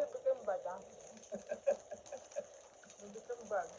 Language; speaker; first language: English; non-native, learner; Filipino